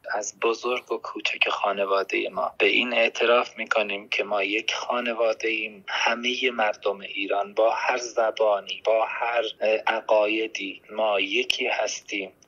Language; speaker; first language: Persian; non-native, local second language; Kurdish